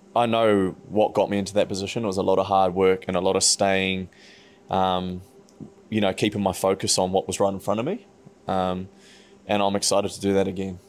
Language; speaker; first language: English; native; English